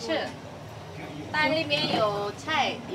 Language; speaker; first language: Chinese; non-native, fluent; Indonesian